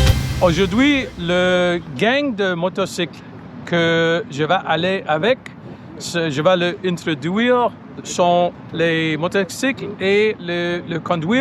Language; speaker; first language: French; non-native, local second language; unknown